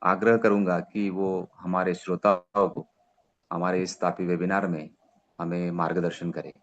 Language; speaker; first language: Hindi; non-native, local second language; Marathi